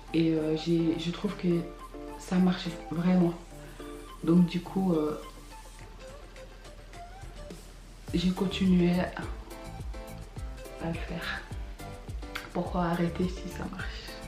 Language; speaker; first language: French; early bilingual, other home language; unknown